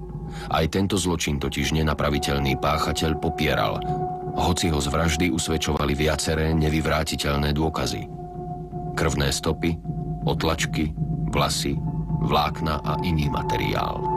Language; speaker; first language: Slovak; native; Slovak